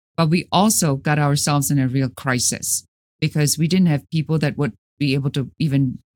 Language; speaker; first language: English; non-native, fluent; German